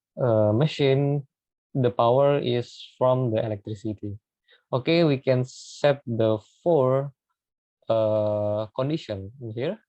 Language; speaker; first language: English; non-native, learner; Indonesian